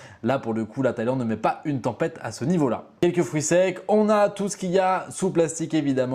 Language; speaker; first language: French; native; French